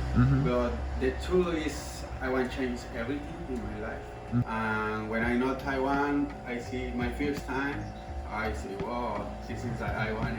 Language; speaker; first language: English; non-native, learner; Spanish